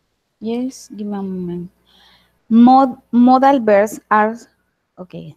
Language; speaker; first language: English; non-native, learner; Spanish